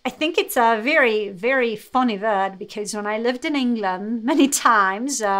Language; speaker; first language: English; non-native, fluent; Hungarian